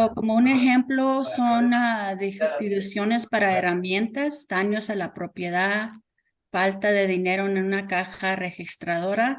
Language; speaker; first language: Spanish; early bilingual, heritage; Spanish